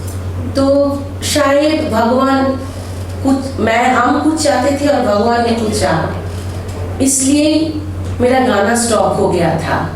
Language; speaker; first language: Hindi; non-native, local second language; Bangla